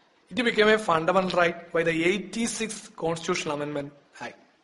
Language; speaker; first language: English; non-native, local second language; Malayalam